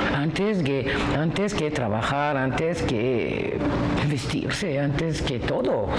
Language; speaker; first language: Spanish; non-native, fluent; French